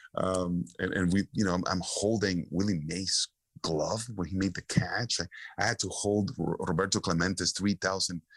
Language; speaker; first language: English; early bilingual, other home language; Spanish